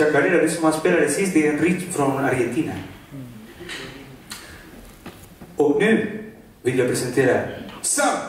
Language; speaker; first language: Swedish; non-native, fluent; Spanish